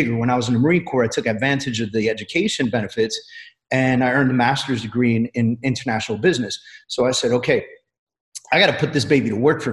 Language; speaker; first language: English; native; English